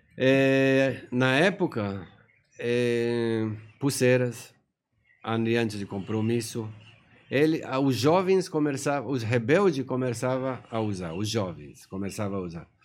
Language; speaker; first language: Portuguese; non-native, fluent; Persian